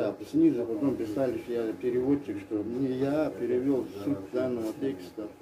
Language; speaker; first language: Russian; non-native, learner; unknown